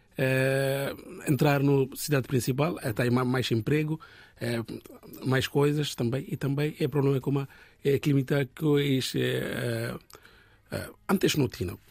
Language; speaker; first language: Portuguese; non-native, learner; Bangla